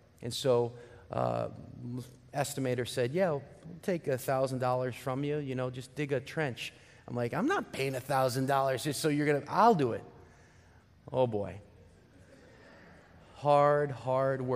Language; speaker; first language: English; native; English